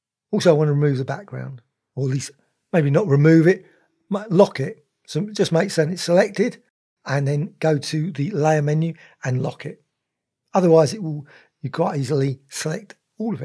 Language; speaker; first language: English; native; English